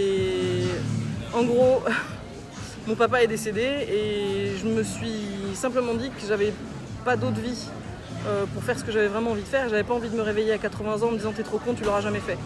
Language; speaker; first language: French; native; French